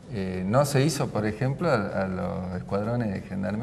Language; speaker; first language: Spanish; native; Spanish